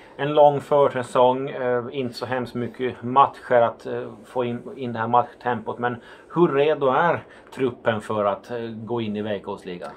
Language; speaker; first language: Swedish; native; Swedish